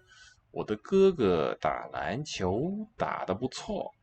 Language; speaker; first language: Chinese; non-native, learner; English